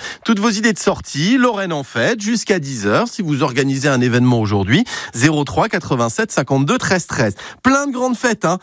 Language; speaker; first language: French; native; French